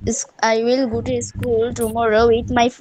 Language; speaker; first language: English; non-native, learner; Bangla